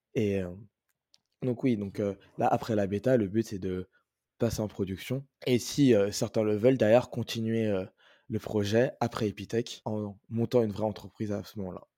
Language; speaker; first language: French; native; French